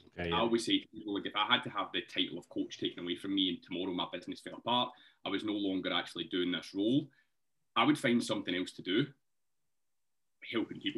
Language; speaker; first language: English; native; English